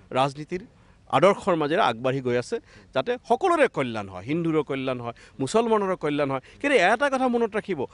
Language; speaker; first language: Assamese; native; Assamese